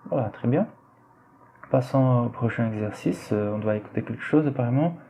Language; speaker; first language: French; non-native, fluent; Portuguese